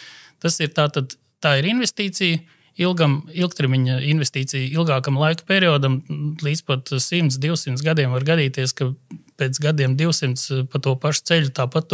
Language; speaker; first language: Latvian; native; Latvian